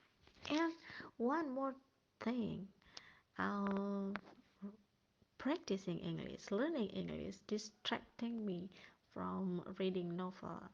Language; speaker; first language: English; non-native, learner; Indonesian